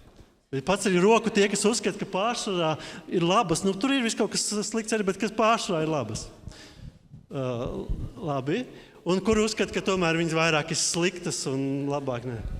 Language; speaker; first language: Latvian; native; Latvian